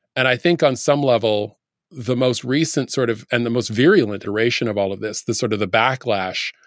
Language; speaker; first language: English; native; English